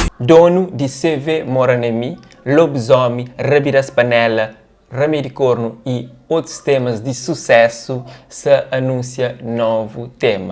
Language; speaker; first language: Portuguese; non-native, local second language; Kabuverdianu